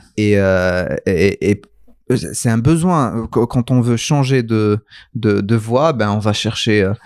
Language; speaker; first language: French; non-native, local second language; Arabic